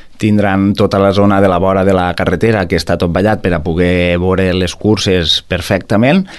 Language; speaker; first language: Catalan; native; Catalan